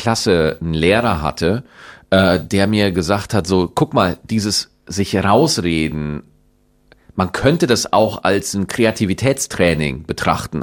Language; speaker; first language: German; native; German